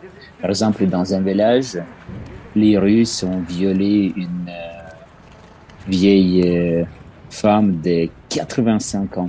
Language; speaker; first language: French; non-native, fluent; Ukrainian